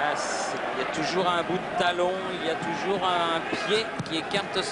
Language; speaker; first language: French; native; French